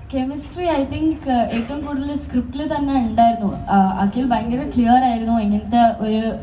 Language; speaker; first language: Malayalam; non-native, local second language; Tamil